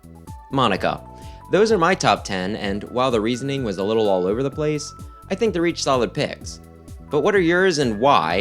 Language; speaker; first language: English; native; English